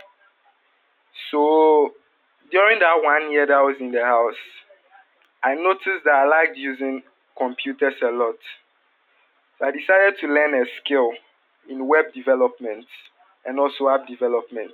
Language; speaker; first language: English; non-native, local second language; Akan